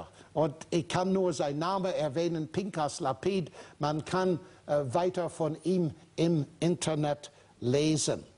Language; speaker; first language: German; non-native, fluent; English